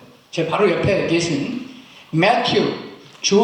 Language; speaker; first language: Korean; native; Korean